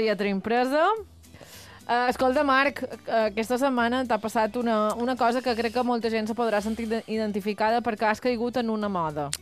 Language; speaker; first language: Catalan; native; Catalan